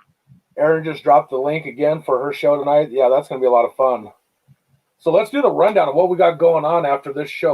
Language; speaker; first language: English; native; English